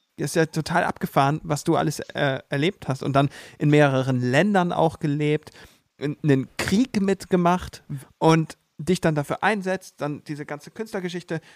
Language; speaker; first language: German; native; German